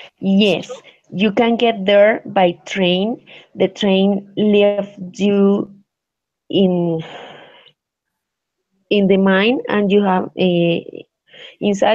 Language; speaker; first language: English; non-native, learner; Spanish